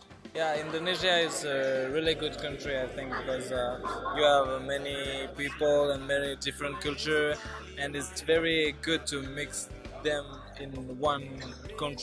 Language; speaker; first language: English; non-native, learner; French